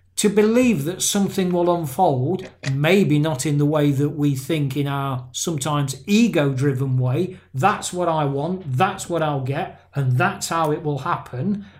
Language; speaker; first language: English; native; English